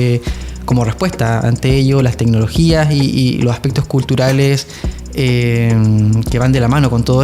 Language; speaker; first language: Spanish; native; Spanish